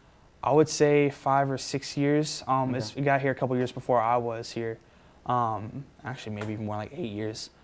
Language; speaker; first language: English; native; English